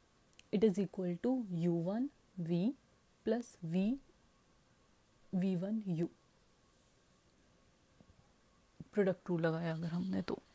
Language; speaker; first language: Hindi; native; Hindi